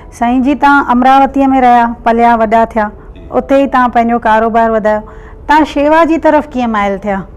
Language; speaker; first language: Sindhi; early bilingual, heritage; Sindhi